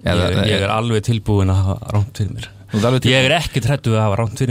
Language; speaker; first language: Icelandic; native; Icelandic